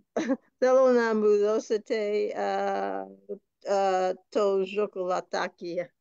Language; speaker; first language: Greek; non-native, learner; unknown